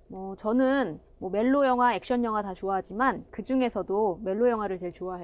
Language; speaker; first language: Korean; native; Korean